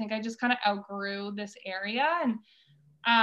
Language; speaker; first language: English; native; English